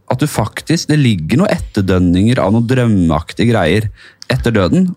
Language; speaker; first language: Norwegian; native; Norwegian